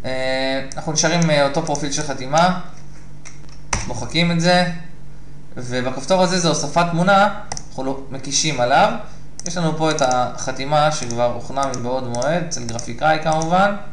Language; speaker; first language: Hebrew; native; Hebrew